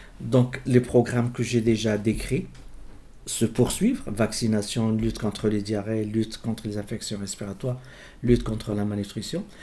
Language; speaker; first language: French; non-native, local second language; Arabic